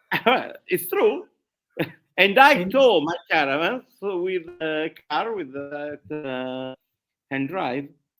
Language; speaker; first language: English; non-native, learner; Italian